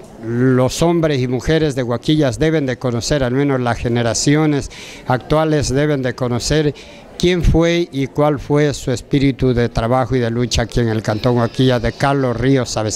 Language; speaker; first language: Spanish; native; Spanish